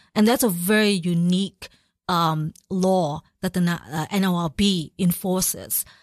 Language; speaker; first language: English; early bilingual, other home language; Cantonese